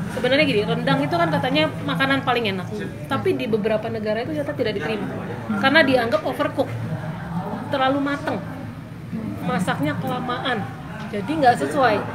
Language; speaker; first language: Indonesian; native; Indonesian